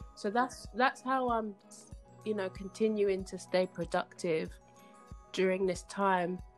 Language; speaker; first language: English; native; English